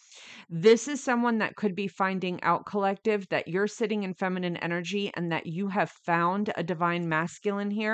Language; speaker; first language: English; native; English